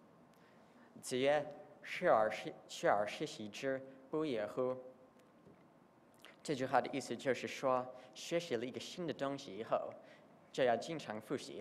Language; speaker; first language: Chinese; non-native, learner; English